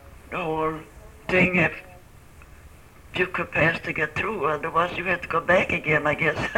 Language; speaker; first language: English; non-native, fluent; Swedish